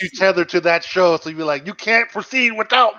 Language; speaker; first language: English; native; English